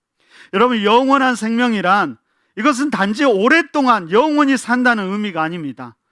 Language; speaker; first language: Korean; native; Korean